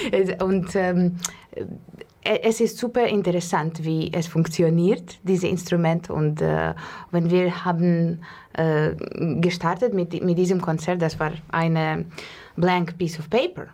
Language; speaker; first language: German; non-native, fluent; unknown